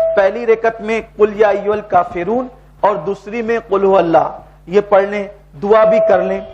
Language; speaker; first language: Urdu; native; Urdu